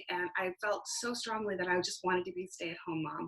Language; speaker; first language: English; native; English